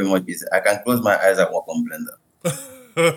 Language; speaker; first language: English; non-native, local second language; Igbo